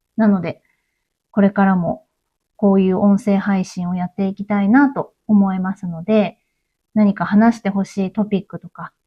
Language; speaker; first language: Japanese; native; Japanese